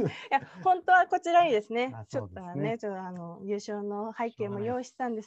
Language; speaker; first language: Japanese; native; Japanese